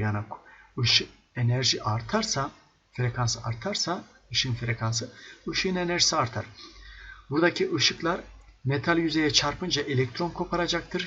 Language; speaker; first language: Turkish; native; Turkish